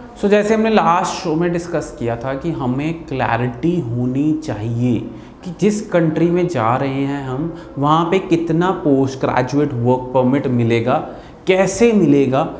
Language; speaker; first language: Hindi; non-native, local second language; Punjabi